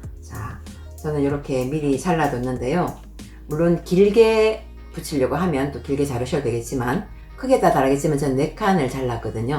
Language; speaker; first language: Korean; native; Korean